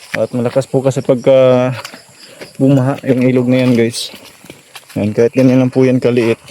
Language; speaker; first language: Filipino; non-native, local second language; Cebuano